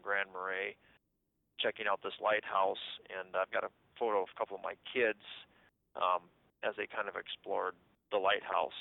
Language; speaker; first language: English; native; English